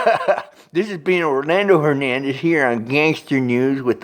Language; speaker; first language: English; native; English